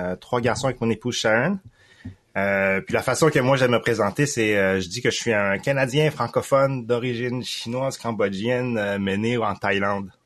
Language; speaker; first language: French; early bilingual, other home language; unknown